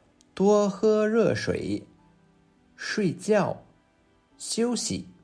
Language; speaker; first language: Chinese; non-native, fluent; English